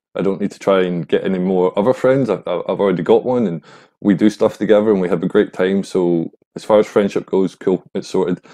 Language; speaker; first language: English; native; English